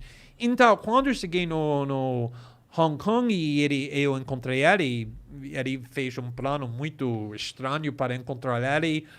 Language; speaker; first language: Portuguese; non-native, fluent; English